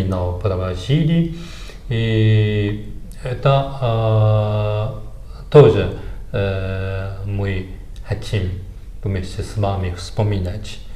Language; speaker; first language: Russian; non-native, fluent; Japanese